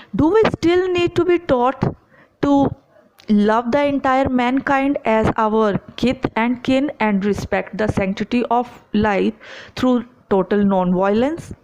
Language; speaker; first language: English; non-native, local second language; Punjabi